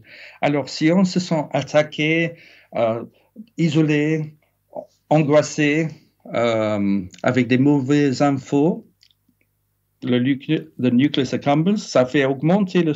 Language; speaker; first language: French; non-native, fluent; English